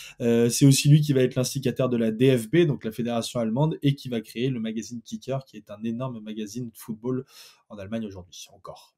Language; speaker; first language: French; native; French